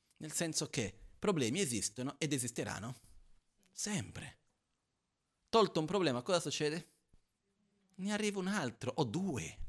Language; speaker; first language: Italian; non-native, fluent; Portuguese